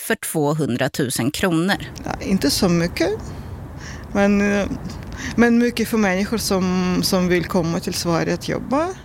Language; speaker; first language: Swedish; non-native, learner; Russian